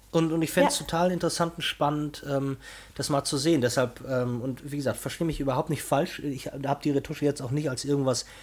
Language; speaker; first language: German; non-native, fluent; Portuguese